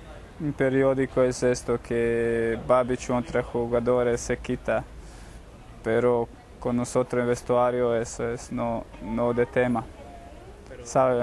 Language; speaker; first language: Spanish; non-native, learner; Croatian